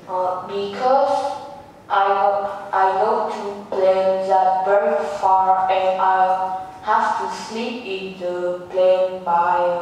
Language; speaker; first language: English; non-native, learner; Vietnamese